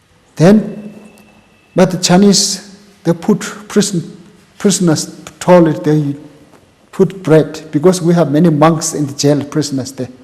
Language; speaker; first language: English; non-native, local second language; Tibetan